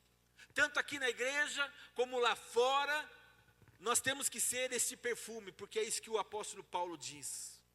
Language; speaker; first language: Portuguese; native; Portuguese